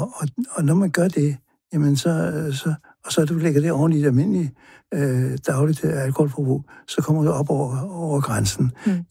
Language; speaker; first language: Danish; native; Danish